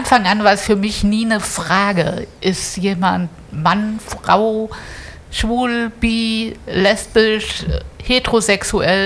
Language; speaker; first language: German; native; German